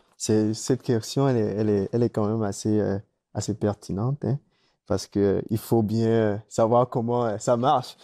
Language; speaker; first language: French; native; French